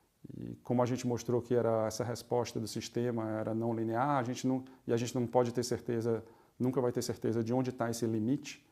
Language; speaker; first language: Portuguese; native; Portuguese